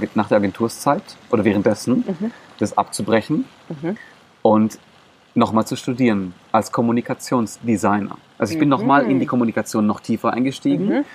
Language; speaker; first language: German; non-native, local second language; Greek